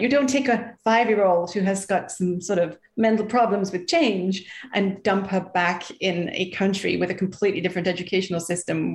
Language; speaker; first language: English; native; English